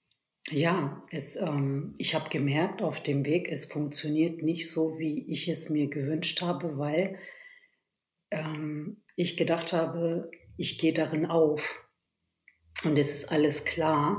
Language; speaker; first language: German; early bilingual, other home language; Turkish